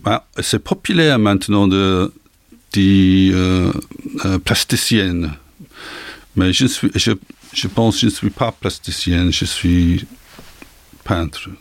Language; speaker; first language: French; non-native, learner; English